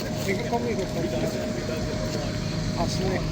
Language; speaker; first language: Spanish; non-native, learner; English